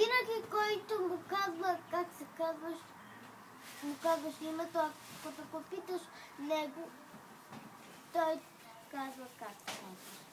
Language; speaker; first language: Bulgarian; early bilingual, heritage; Bulgarian